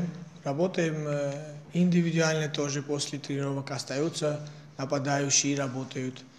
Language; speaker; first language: Russian; non-native, fluent; Georgian